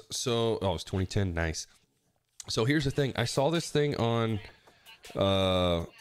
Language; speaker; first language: English; native; English